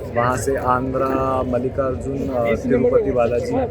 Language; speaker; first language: Hindi; native; Hindi